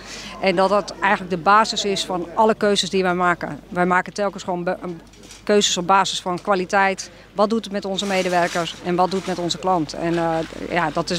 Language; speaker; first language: Dutch; native; Dutch